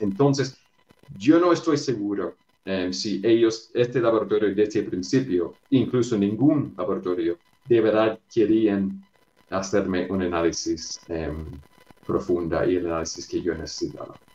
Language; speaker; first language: Spanish; non-native, fluent; English